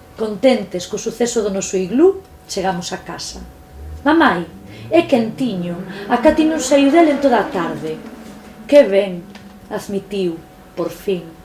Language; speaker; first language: Galician; native; Galician